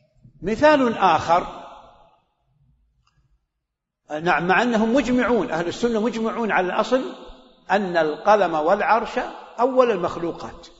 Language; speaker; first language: Arabic; native; Arabic